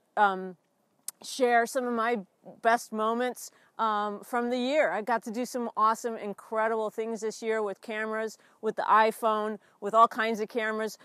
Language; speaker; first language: English; native; English